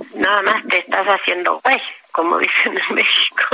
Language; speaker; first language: Spanish; native; Spanish